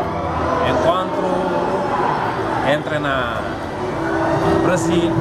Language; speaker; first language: Portuguese; non-native, learner; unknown